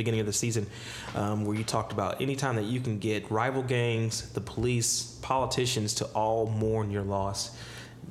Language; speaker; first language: English; native; English